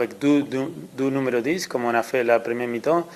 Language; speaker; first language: French; non-native, learner; Spanish